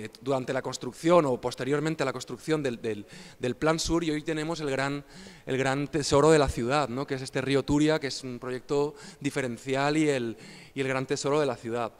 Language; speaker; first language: Spanish; native; Spanish